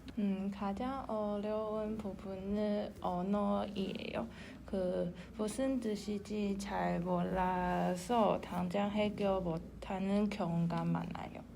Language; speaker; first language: Korean; non-native, learner; Chinese